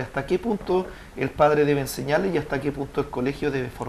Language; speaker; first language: Spanish; native; Spanish